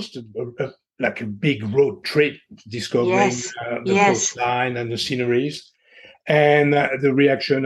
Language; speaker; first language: English; non-native, fluent; French